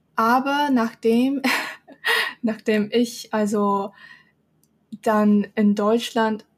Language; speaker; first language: German; non-native, fluent; Chinese